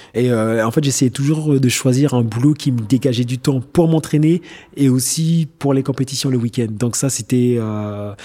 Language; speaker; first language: French; native; French